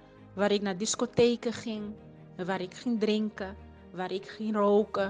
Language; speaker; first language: Dutch; non-native, fluent; Portuguese